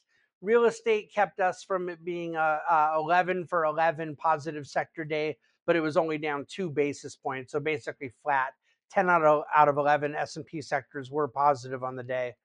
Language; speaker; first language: English; native; English